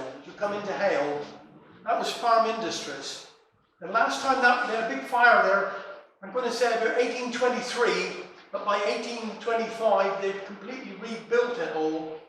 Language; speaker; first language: English; native; English